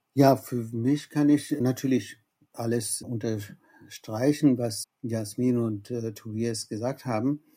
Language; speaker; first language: German; non-native, fluent; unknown